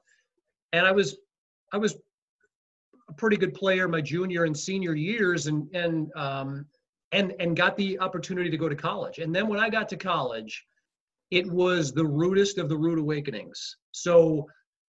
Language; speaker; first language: English; native; English